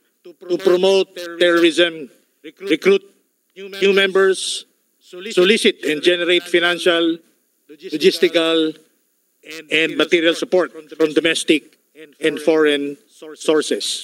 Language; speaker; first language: English; non-native, local second language; Filipino